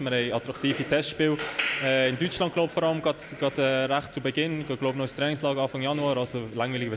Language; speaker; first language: German; native; German